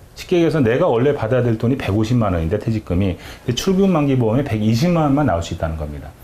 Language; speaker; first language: Korean; native; Korean